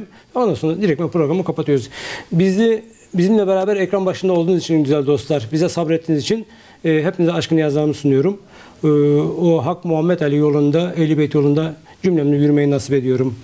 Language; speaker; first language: Turkish; native; Turkish